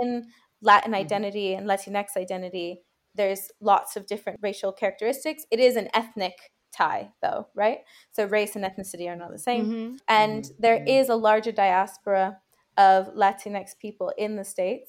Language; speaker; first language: English; native; English